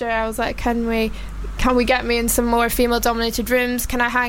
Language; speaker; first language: English; native; English